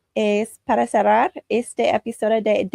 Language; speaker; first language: Spanish; non-native, learner; English